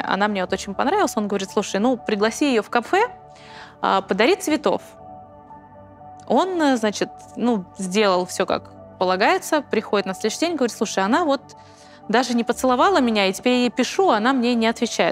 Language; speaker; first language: Russian; native; Russian